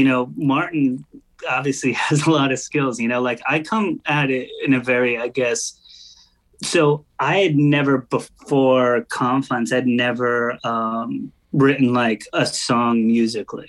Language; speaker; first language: English; native; English